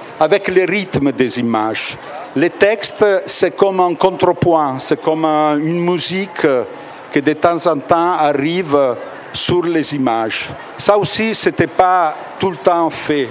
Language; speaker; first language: French; non-native, fluent; Italian